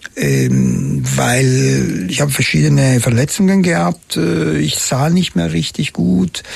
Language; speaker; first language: German; non-native, fluent; Italian